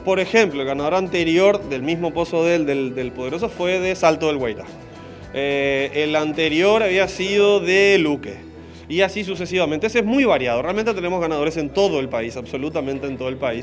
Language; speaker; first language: Spanish; native; Spanish